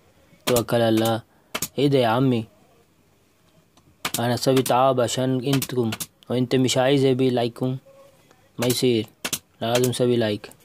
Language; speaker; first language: Arabic; non-native, learner; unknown